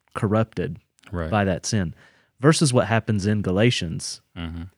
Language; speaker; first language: English; native; English